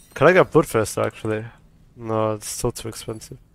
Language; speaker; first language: English; native; English